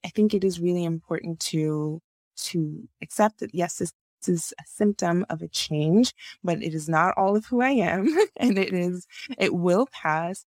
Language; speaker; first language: English; non-native, local second language; Yoruba